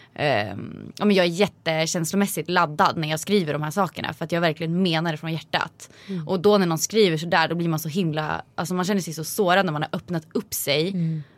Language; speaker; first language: Swedish; native; Swedish